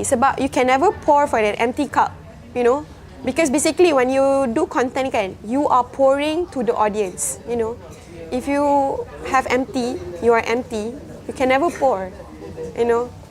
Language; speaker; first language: English; non-native, local second language; Malay